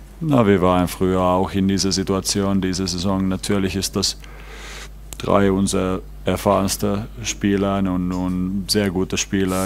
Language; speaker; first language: German; non-native, fluent; Finnish